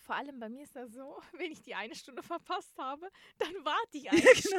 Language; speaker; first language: German; native; German